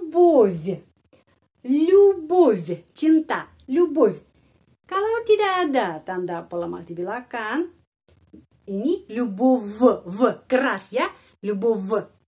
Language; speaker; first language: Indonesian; non-native, fluent; Russian